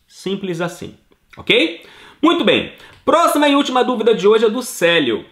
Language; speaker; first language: Portuguese; native; Portuguese